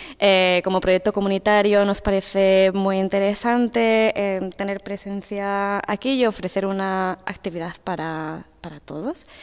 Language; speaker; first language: Spanish; native; Spanish